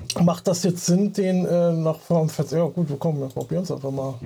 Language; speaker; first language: German; native; German